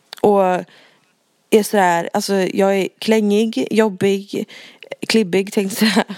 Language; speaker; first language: Swedish; native; Swedish